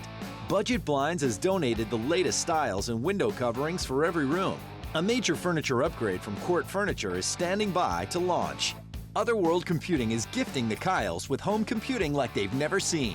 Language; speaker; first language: English; native; English